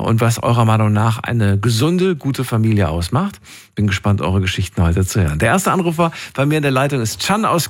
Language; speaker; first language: German; native; German